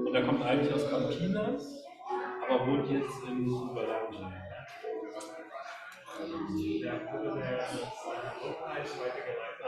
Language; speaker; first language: German; early bilingual, other home language; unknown